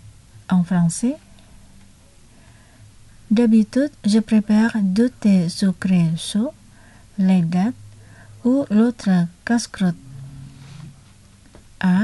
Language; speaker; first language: French; non-native, fluent; Indonesian